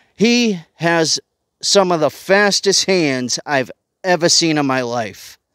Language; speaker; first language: English; native; English